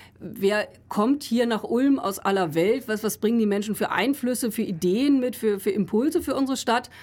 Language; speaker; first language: German; native; German